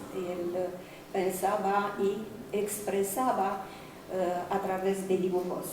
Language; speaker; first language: Spanish; non-native, fluent; Romanian